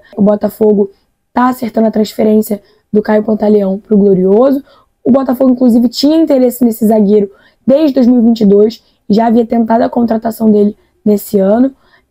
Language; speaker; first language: Portuguese; native; Portuguese